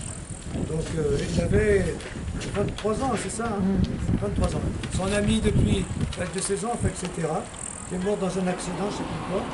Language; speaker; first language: French; native; French